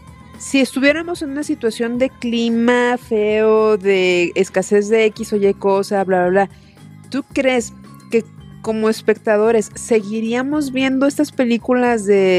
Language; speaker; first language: Spanish; native; Spanish